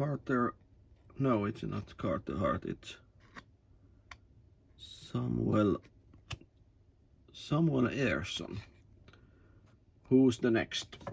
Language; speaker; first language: English; non-native, learner; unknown